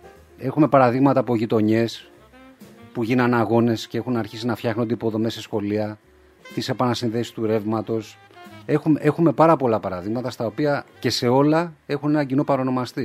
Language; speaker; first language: Greek; native; Greek